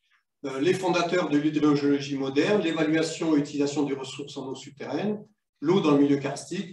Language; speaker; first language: French; native; French